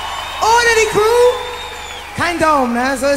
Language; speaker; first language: German; non-native, learner; English